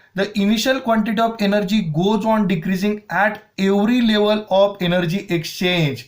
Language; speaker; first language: English; non-native, local second language; Marathi